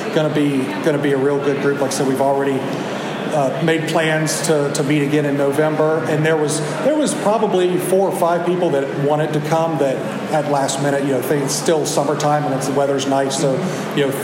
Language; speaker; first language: English; native; English